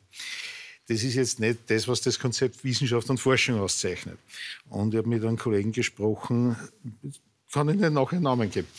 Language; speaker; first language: German; native; German